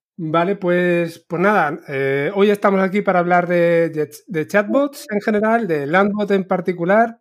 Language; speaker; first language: Spanish; native; Spanish